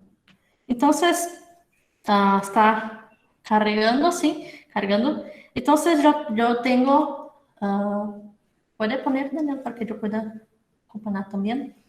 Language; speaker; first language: Spanish; non-native, fluent; Portuguese